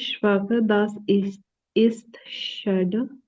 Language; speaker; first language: German; non-native, learner; Hindi